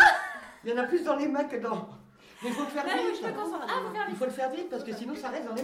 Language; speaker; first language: French; native; French